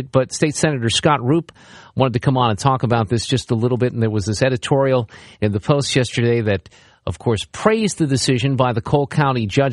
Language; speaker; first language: English; native; English